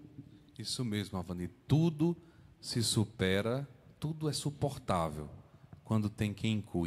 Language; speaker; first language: Portuguese; native; Portuguese